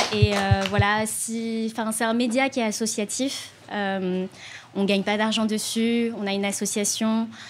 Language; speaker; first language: French; native; French